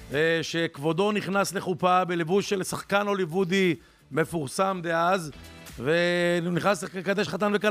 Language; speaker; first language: Hebrew; native; Hebrew